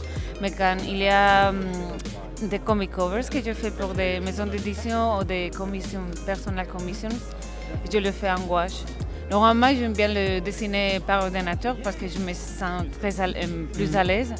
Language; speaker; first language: French; non-native, learner; Spanish